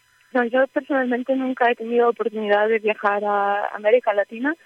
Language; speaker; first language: Spanish; early bilingual, heritage; Ukrainian